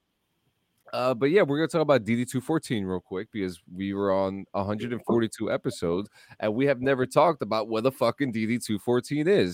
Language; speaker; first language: English; native; English